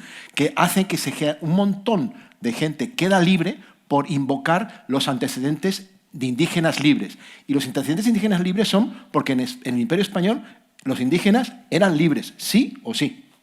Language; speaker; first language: Spanish; native; Spanish